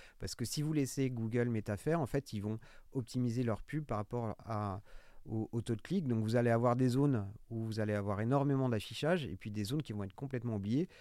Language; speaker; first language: French; native; French